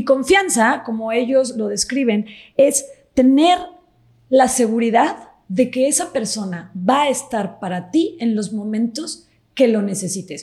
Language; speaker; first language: Spanish; native; Spanish